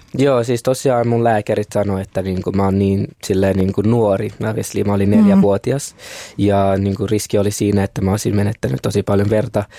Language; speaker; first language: Finnish; early bilingual, other home language; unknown